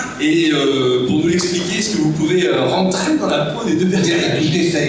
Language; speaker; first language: French; native; French